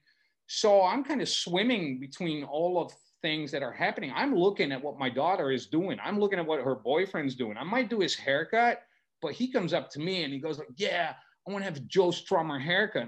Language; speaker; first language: English; non-native, fluent; Dutch